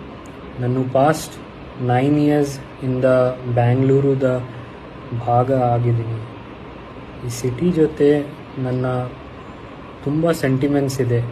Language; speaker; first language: Kannada; non-native, learner; Hindi